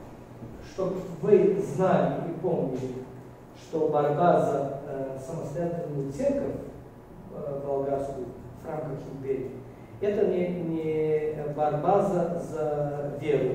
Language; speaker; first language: Russian; non-native, fluent; Bulgarian